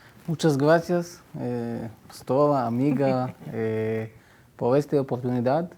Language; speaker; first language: Spanish; non-native, fluent; Hebrew